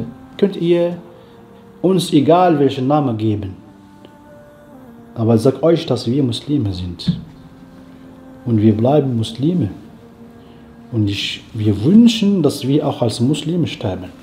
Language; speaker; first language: German; non-native, fluent; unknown